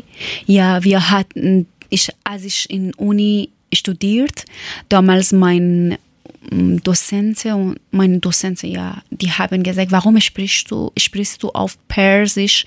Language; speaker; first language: German; non-native, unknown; Persian